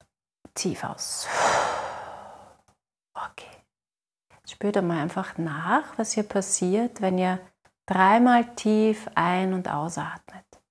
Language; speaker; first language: German; native; German